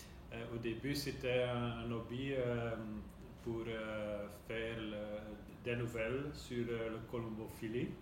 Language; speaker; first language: French; non-native, local second language; Dutch